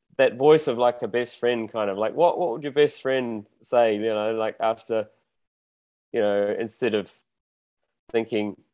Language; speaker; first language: English; native; English